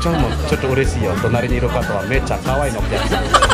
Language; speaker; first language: Japanese; non-native, fluent; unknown